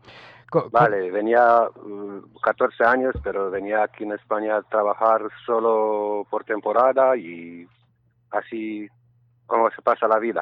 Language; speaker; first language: Spanish; non-native, learner; Romanian